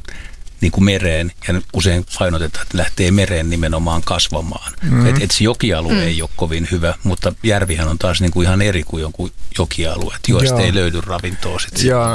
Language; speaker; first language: Finnish; native; Finnish